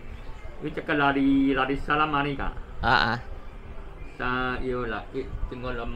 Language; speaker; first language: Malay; non-native, local second language; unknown